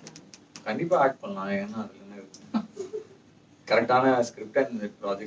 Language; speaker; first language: Tamil; native; Tamil